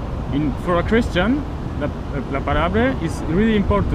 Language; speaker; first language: English; non-native, learner; Polish